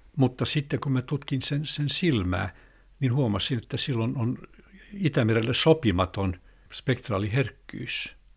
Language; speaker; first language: Finnish; non-native, local second language; Swedish